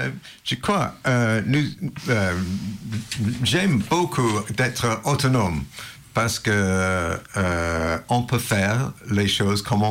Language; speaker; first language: French; non-native, learner; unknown